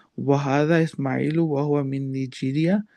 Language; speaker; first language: Arabic; non-native, learner; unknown